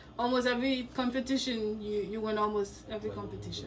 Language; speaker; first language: English; non-native, fluent; Haitian Creole